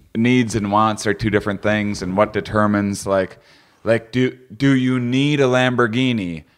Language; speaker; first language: English; native; English